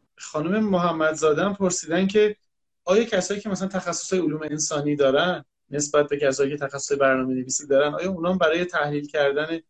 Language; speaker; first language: Persian; native; Persian